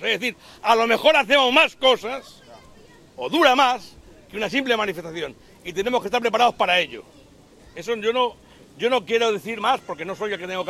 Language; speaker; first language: Spanish; native; Spanish